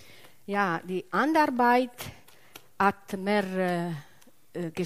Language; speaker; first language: German; non-native, learner; Italian